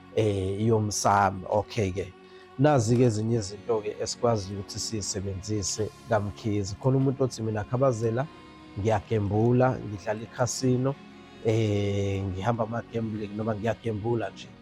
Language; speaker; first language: Zulu; native; Zulu